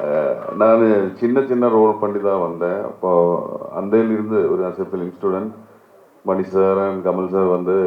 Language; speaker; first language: Tamil; non-native, learner; Malayalam